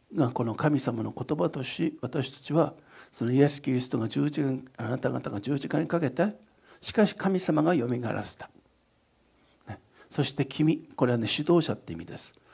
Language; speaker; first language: Japanese; native; Japanese